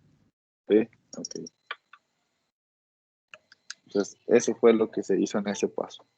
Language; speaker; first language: Spanish; native; Spanish